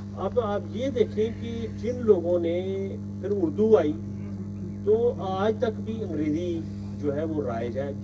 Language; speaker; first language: Urdu; non-native, local second language; Punjabi